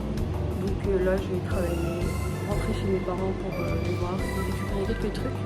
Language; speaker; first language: French; native; French